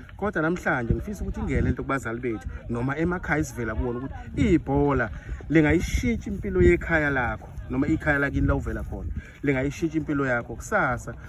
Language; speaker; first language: Zulu; native; Zulu